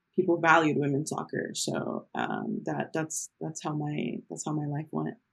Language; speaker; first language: English; early bilingual, other home language; Portuguese